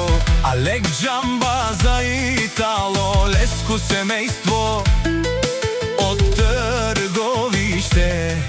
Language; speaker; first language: Bulgarian; non-native, local second language; Romany